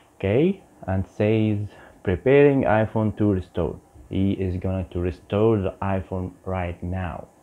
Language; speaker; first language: English; non-native, learner; Arabic